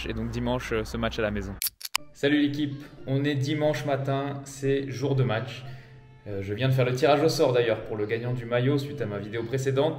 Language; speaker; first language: French; native; French